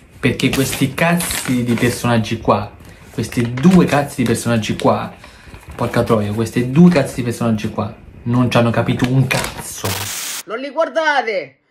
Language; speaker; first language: Italian; native; Italian